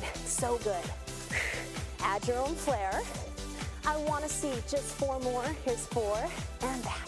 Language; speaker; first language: English; native; English